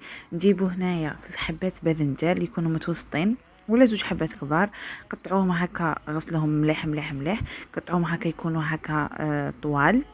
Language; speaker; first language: Arabic; native; Arabic